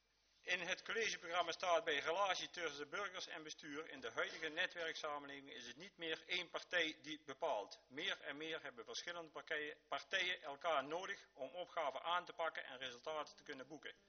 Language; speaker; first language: Dutch; native; Dutch